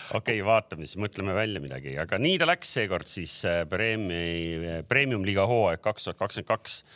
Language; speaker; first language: Estonian; native; Estonian